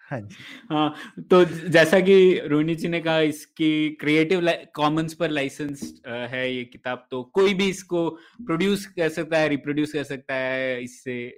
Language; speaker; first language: Hindi; native; Hindi